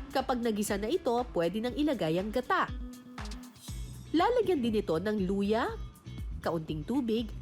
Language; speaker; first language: Filipino; native; Filipino